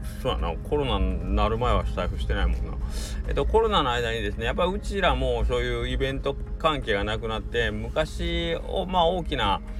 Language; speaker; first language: Japanese; native; Japanese